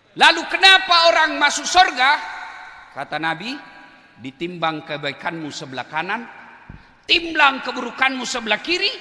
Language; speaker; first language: Indonesian; non-native, local second language; Buginese